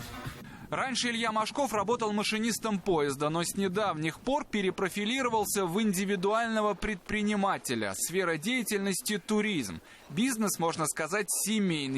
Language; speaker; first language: Russian; native; Russian